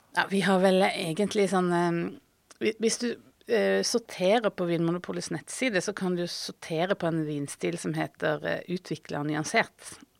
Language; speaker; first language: Norwegian; native; Norwegian